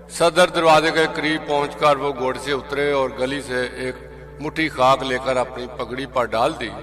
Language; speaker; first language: Urdu; non-native, local second language; Punjabi